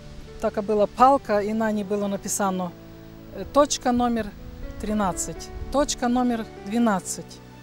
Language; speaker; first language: Ukrainian; early bilingual, heritage; Ukrainian